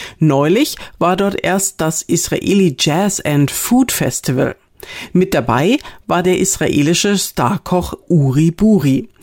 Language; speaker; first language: German; native; German